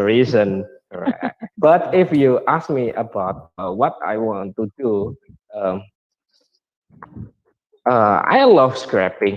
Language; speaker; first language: English; non-native, learner; Indonesian